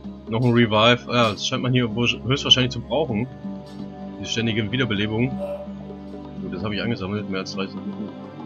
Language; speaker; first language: German; native; German